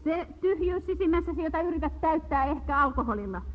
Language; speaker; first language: Finnish; native; Finnish